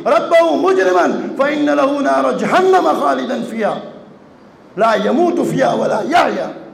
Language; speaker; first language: Urdu; non-native, local second language; Gujarati